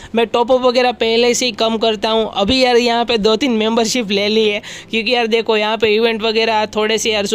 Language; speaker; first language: Hindi; non-native, local second language; Gujarati